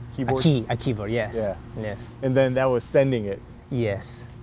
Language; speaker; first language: English; non-native, learner; Spanish